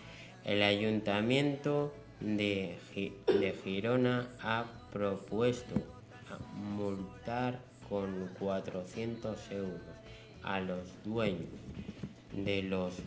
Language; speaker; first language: Spanish; native; Spanish